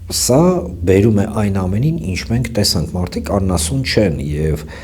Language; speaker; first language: Armenian; native; Armenian